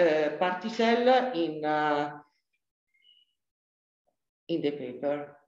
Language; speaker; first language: English; non-native, learner; Italian